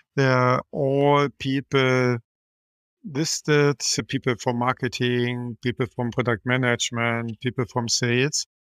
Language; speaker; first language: English; non-native, fluent; German